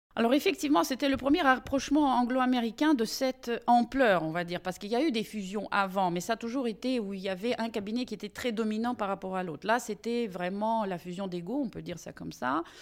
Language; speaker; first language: French; non-native, fluent; Russian